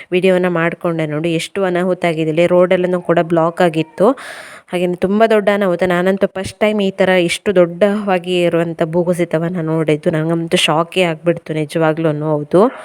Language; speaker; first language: Kannada; native; Kannada